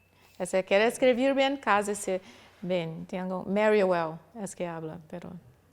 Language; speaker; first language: Spanish; non-native, learner; Portuguese